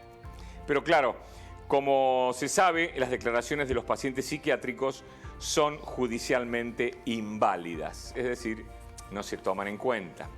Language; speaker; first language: Spanish; native; Spanish